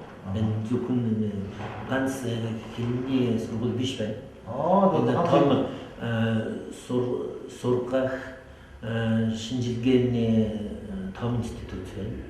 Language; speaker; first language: Mongolian; non-native, fluent; French